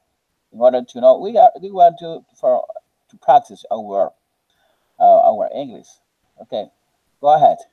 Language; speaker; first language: English; non-native, learner; Spanish